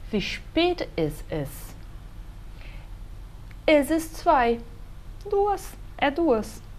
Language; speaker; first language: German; non-native, fluent; Portuguese